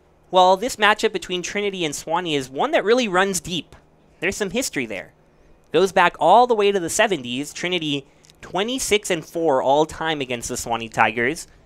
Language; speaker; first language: English; early bilingual, other home language; Spanish